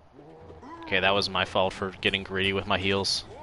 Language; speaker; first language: English; native; English